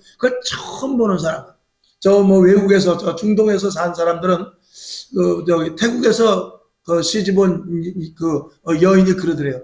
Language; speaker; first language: Korean; native; Korean